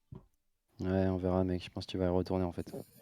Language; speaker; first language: French; native; French